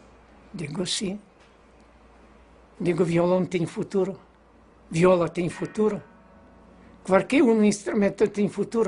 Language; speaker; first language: Portuguese; non-native, fluent; Ukrainian